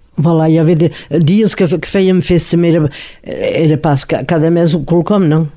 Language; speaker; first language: Catalan; native; Catalan